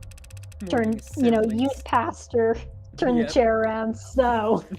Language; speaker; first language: English; native; English